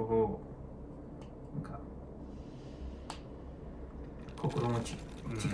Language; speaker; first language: Japanese; non-native, learner; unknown